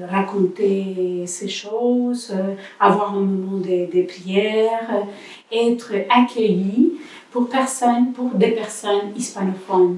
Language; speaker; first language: French; non-native, learner; Spanish